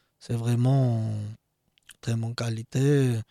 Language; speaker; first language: French; non-native, learner; Georgian